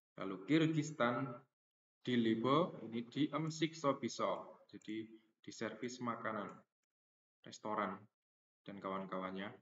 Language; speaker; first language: Indonesian; native; Indonesian